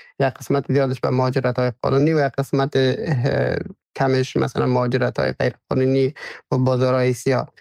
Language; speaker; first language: Persian; native; Persian